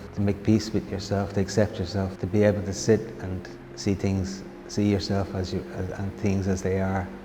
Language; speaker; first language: English; native; English